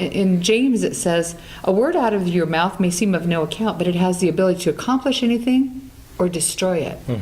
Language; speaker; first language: English; native; English